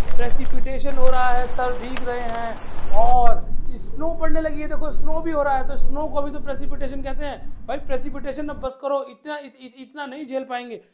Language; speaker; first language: Hindi; native; Hindi